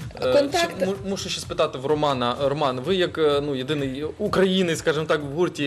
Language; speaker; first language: Ukrainian; native; Ukrainian